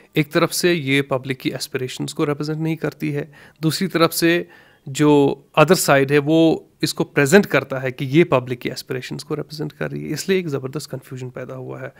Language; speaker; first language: Urdu; non-native, local second language; Kashmiri